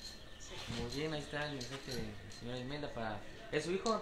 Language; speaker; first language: Spanish; native; Spanish